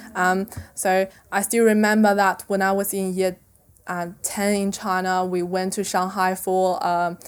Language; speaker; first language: English; non-native, fluent; Chinese